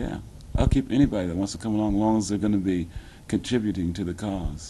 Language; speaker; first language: English; native; English